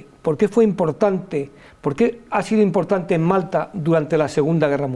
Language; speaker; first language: Spanish; native; Spanish